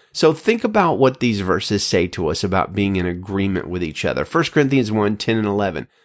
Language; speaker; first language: English; native; English